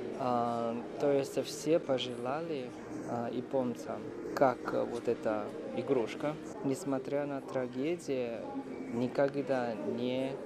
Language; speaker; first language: Russian; non-native, fluent; Chinese